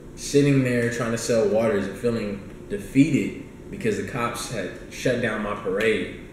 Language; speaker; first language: English; native; English